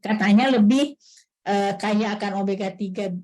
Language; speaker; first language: Malay; native; Malay